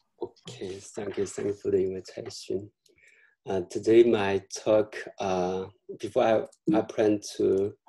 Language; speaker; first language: English; non-native, fluent; Chinese